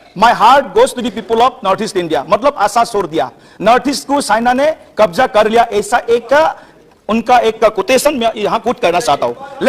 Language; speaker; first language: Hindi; non-native, local second language; Assamese